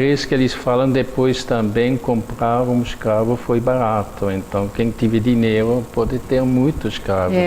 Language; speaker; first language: Portuguese; non-native, fluent; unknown